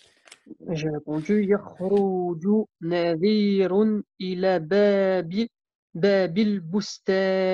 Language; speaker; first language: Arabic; non-native, learner; French